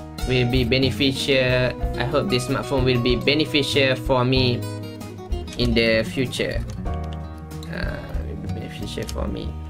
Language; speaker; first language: English; non-native, local second language; Malay